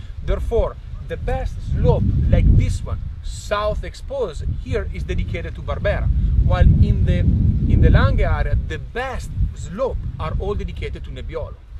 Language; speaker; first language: English; non-native, fluent; Italian